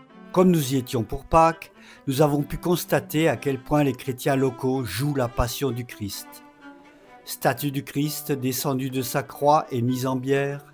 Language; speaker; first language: French; native; French